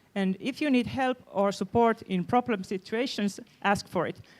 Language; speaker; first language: English; non-native, fluent; Finnish